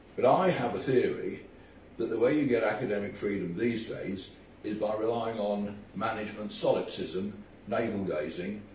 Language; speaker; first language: English; native; English